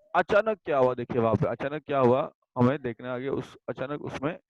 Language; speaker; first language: Hindi; non-native, local second language; Marathi